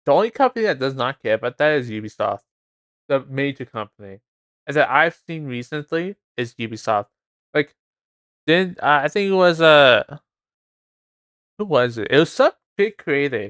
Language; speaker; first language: English; native; English